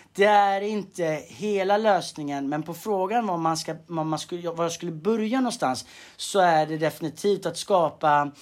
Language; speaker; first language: Swedish; native; Swedish